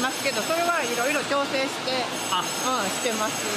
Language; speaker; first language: Japanese; native; Japanese